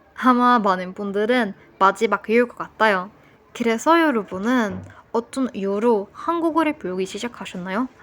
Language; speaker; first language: Korean; non-native, fluent; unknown